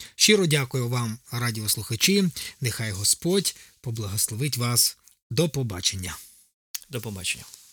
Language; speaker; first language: Ukrainian; native; Ukrainian